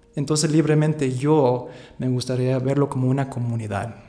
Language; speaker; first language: Spanish; early bilingual, heritage; Spanish